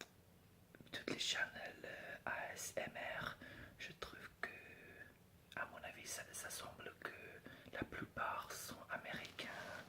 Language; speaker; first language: French; non-native, fluent; English